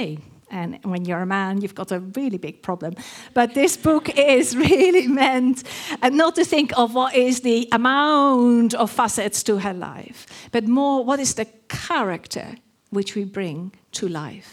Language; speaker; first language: English; non-native, fluent; Dutch